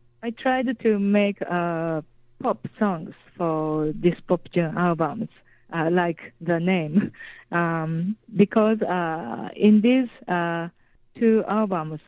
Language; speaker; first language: English; non-native, fluent; Japanese